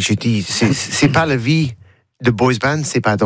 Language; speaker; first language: French; non-native, learner; English